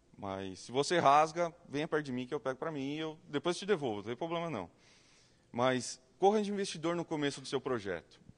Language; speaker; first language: Portuguese; native; Portuguese